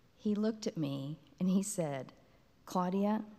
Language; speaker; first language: English; native; English